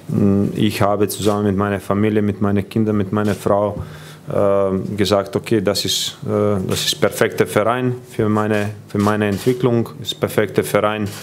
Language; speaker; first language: German; non-native, fluent; Croatian